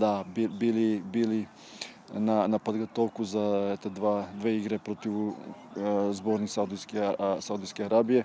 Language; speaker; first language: Russian; non-native, fluent; Serbian